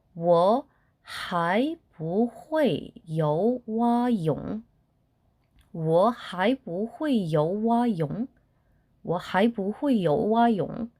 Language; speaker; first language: Chinese; non-native, fluent; Korean